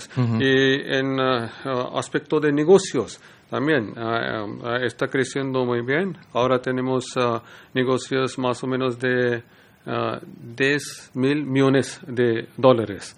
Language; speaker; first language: Spanish; non-native, learner; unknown